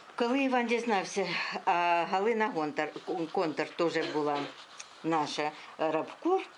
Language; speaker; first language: Ukrainian; non-native, local second language; Russian